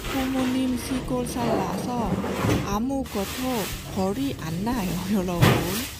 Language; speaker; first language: Korean; non-native, learner; Lao